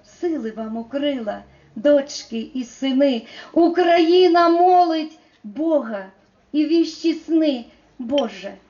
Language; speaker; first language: Ukrainian; native; Ukrainian